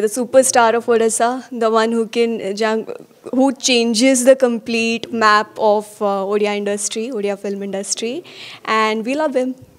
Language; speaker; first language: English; non-native, local second language; Odia